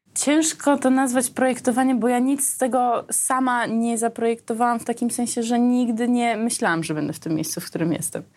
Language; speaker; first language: Polish; early bilingual, other home language; Armenian